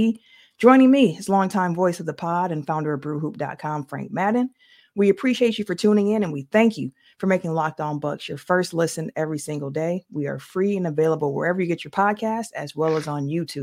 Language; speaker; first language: English; native; English